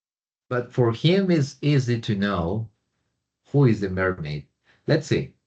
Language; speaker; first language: English; non-native, fluent; Spanish